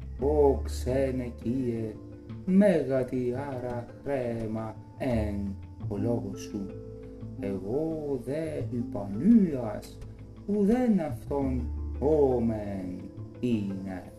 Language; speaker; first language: Greek; non-native, learner; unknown